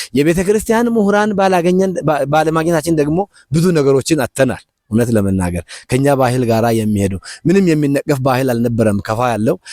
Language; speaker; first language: Amharic; non-native, local second language; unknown